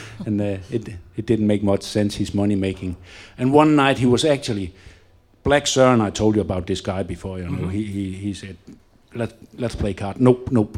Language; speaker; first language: English; non-native, fluent; Danish